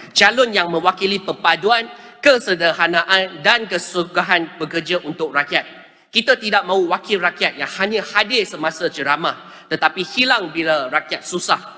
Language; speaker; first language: Malay; native; Malay